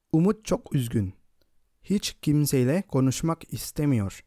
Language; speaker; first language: Turkish; non-native, fluent; Indonesian